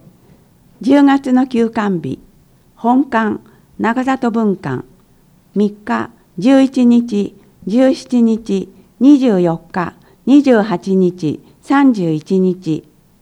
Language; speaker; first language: Japanese; native; Japanese